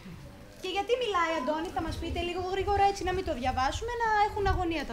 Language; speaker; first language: Greek; native; Greek